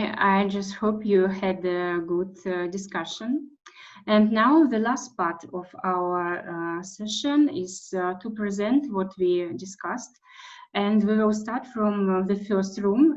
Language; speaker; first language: English; non-native, fluent; Russian